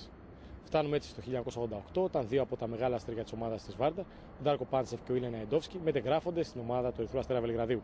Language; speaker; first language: Greek; native; Greek